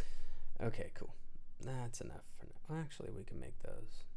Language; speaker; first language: English; native; English